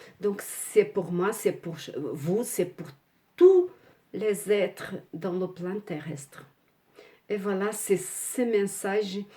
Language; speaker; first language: French; non-native, fluent; Portuguese